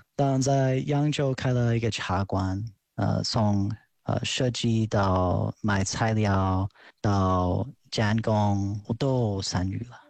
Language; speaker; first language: Chinese; non-native, fluent; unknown